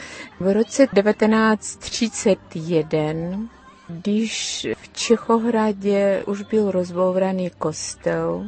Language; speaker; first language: Czech; early bilingual, heritage; Ukrainian